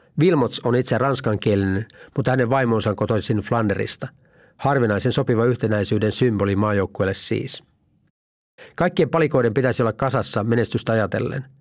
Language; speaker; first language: Finnish; native; Finnish